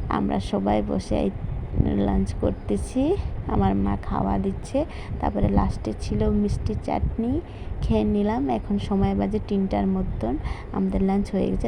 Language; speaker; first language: Bangla; non-native, local second language; Nepali